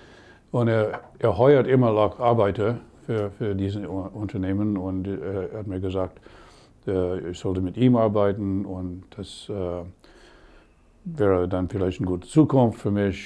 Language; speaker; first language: German; non-native, fluent; English